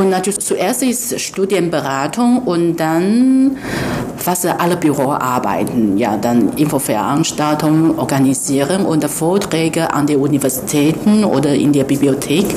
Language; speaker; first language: German; non-native, fluent; Chinese